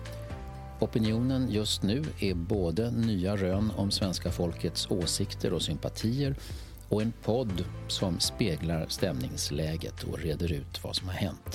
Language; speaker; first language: Swedish; native; Swedish